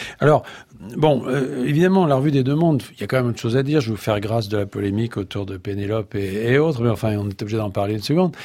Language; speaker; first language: French; native; French